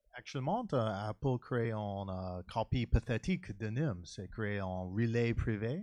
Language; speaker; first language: French; non-native, learner; English